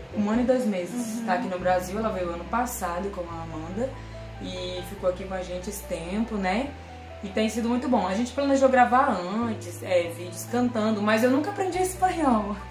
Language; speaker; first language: Portuguese; native; Portuguese